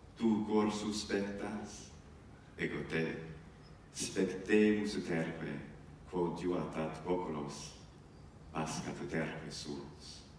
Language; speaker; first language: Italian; non-native, fluent; English